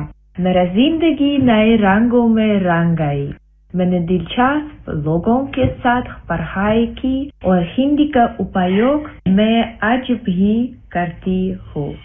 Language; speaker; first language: Hindi; non-native, fluent; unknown